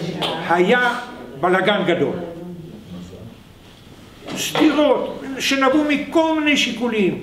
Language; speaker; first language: Hebrew; non-native, fluent; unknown